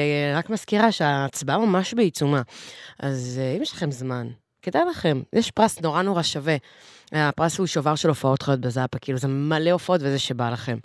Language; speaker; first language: Hebrew; native; Hebrew